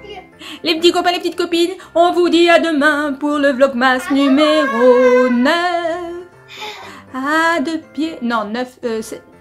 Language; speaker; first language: French; native; French